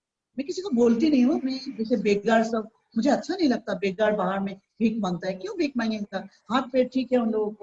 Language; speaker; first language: Hindi; non-native, local second language; Assamese